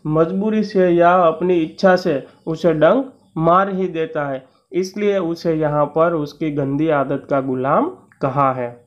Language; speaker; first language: Hindi; non-native, local second language; Gujarati